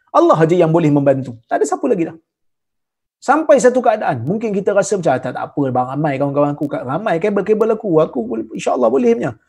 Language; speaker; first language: Malay; native; Malay